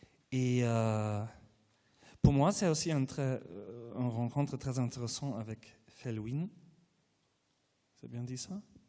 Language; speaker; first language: French; non-native, learner; German